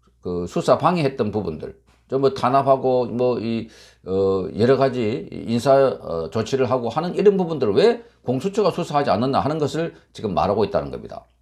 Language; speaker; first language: Korean; native; Korean